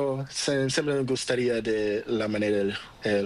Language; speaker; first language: Spanish; non-native, learner; Portuguese